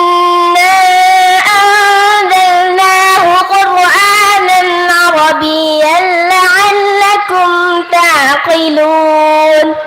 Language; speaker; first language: Arabic; non-native, learner; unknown